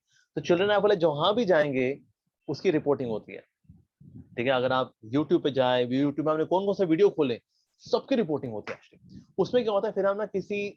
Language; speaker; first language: Hindi; native; Hindi